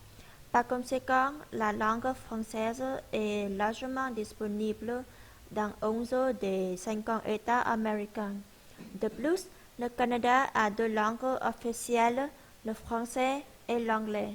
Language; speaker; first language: French; non-native, learner; Vietnamese